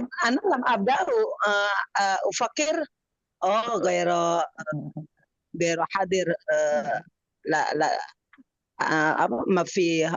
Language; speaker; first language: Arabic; non-native, learner; Indonesian